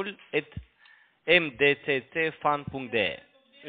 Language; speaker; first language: German; non-native, learner; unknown